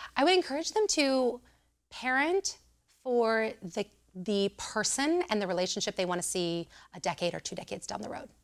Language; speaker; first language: English; native; English